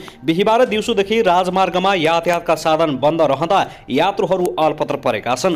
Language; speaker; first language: Nepali; native; Nepali